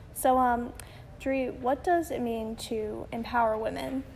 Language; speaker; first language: English; native; English